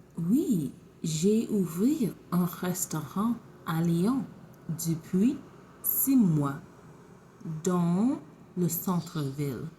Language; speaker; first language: French; non-native, learner; English